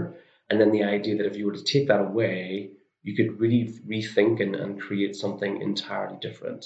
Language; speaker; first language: English; native; English